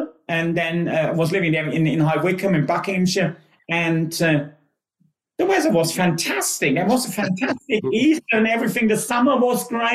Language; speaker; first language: English; non-native, fluent; German